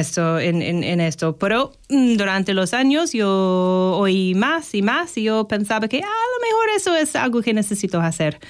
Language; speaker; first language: Spanish; non-native, learner; English